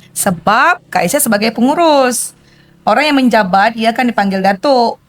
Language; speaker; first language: Malay; native; Malay